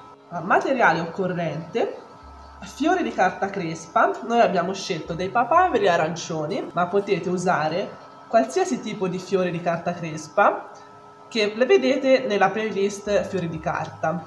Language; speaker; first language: Italian; native; Italian